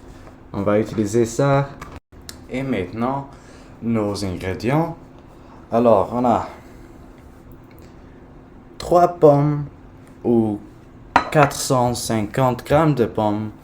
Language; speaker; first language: French; non-native, learner; English